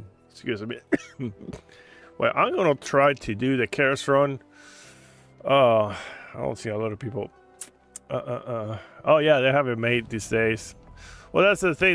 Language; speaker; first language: English; non-native, local second language; Spanish